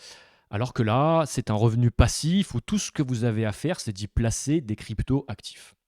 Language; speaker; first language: French; native; French